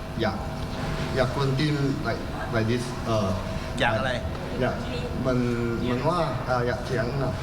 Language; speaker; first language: Thai; non-native, learner; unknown